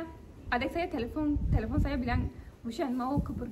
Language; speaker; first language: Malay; non-native, learner; Turkish